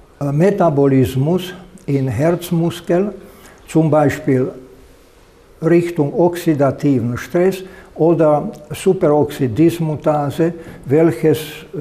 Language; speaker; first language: German; non-native, fluent; Slovak